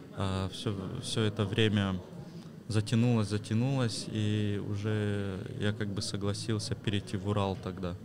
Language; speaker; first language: Russian; early bilingual, heritage; Russian